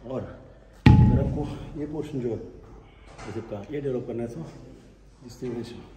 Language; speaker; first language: Hindi; non-native, local second language; Marathi